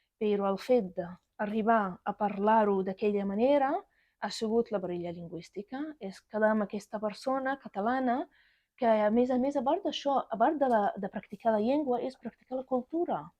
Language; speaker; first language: Catalan; non-native, fluent; Arabic